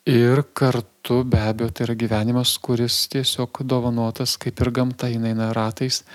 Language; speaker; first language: Lithuanian; native; Lithuanian